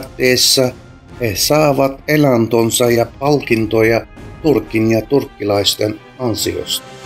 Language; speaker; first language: Finnish; non-native, fluent; Turkish